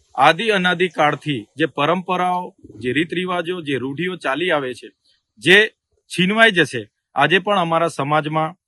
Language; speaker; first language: Gujarati; non-native, local second language; Vasavi